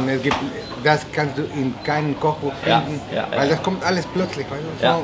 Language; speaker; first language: German; non-native, fluent; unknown